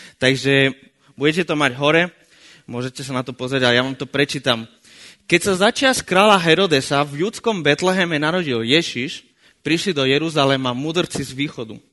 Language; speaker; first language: Slovak; non-native, fluent; Spanish